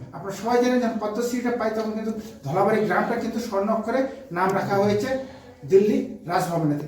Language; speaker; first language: Bangla; native; Bangla